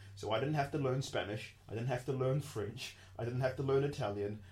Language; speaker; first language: English; native; English